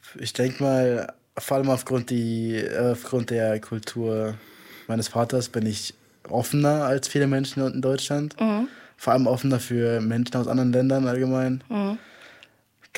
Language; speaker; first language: German; native; German